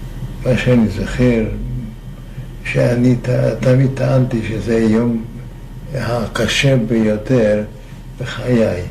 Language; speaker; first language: Hebrew; non-native, fluent; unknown